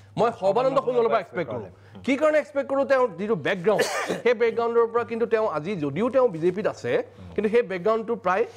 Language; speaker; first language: Assamese; native; Assamese